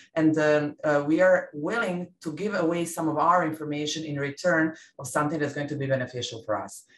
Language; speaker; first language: English; non-native, fluent; Serbian